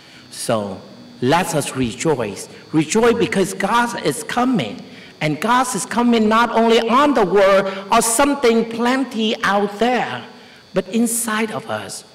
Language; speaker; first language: English; non-native, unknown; Vietnamese